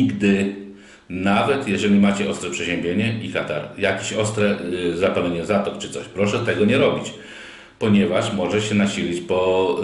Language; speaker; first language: Polish; native; Polish